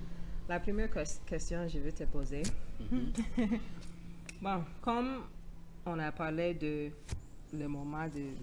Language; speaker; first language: French; non-native, learner; English